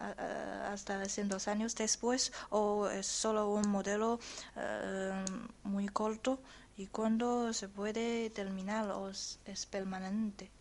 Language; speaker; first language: Spanish; non-native, learner; Chinese